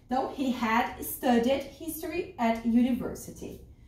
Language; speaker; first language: English; non-native, fluent; Portuguese